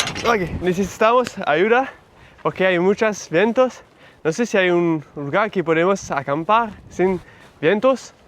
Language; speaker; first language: Spanish; non-native, learner; French